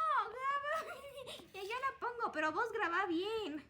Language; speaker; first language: Spanish; native; Spanish